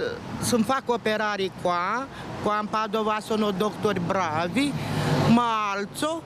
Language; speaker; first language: Italian; non-native, learner; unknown